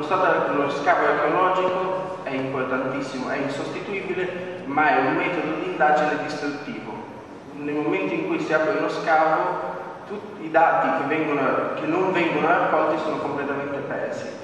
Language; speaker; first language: Italian; native; Italian